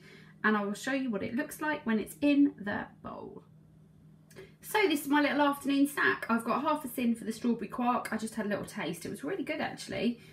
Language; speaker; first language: English; native; English